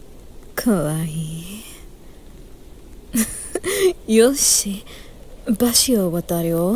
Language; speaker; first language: Japanese; non-native, learner; English